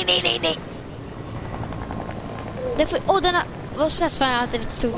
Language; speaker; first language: Swedish; native; Swedish